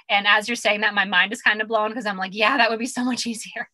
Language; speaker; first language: English; native; English